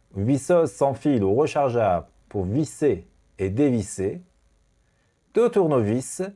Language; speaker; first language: French; non-native, fluent; Persian